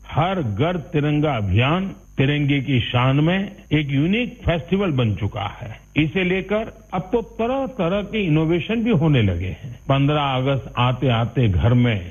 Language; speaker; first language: Urdu; native; Urdu